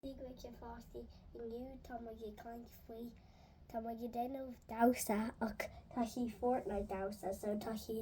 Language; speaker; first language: Irish; non-native, learner; English